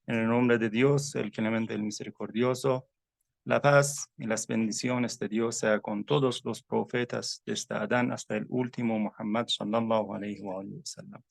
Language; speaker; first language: Spanish; non-native, fluent; Persian